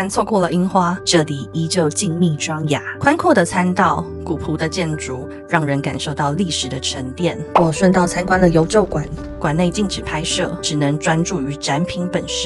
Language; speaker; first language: Chinese; native; Chinese